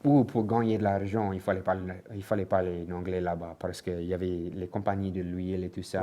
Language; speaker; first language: French; non-native, local second language; English